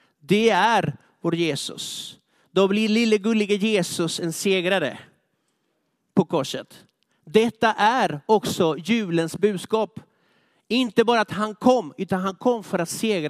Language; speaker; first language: Swedish; non-native, fluent; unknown